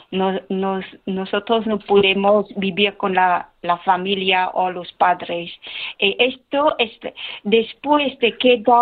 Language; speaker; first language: Spanish; non-native, learner; Khmer